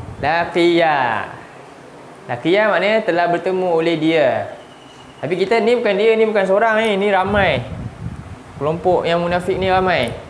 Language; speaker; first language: Malay; native; Malay